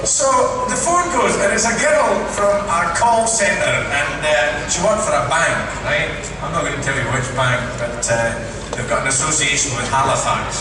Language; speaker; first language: English; native; English